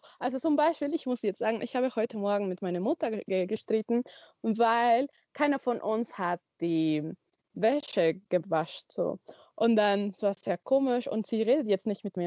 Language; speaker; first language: German; non-native, learner; Spanish